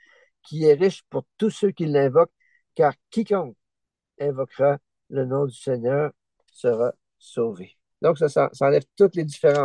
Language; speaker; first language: French; native; French